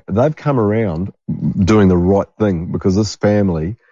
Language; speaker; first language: English; native; English